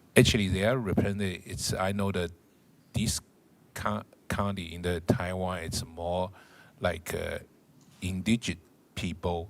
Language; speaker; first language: English; non-native, learner; Chinese